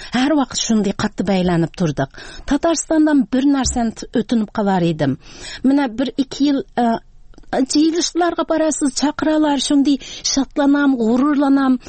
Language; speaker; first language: Tatar; early bilingual, heritage; Tatar